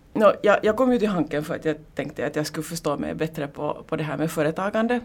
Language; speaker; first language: Swedish; native; Swedish